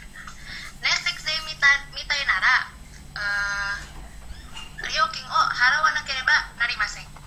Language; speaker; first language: Japanese; non-native, learner; Indonesian